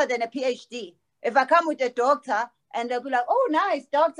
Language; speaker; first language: English; non-native, local second language; Zulu